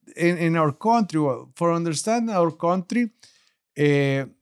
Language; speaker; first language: English; non-native, learner; Spanish